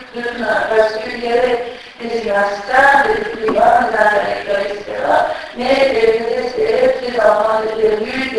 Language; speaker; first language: French; non-native, fluent; Turkish